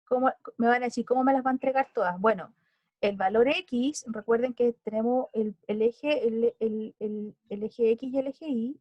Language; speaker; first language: Spanish; native; Spanish